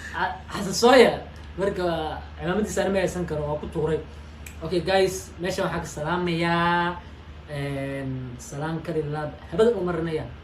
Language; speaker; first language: Somali; native; Somali